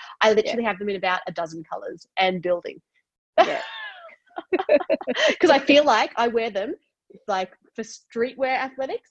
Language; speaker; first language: English; native; English